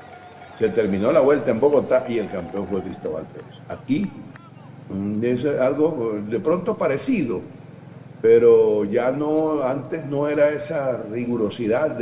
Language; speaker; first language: Spanish; native; Spanish